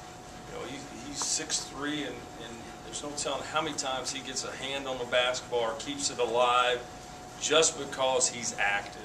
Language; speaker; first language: English; native; English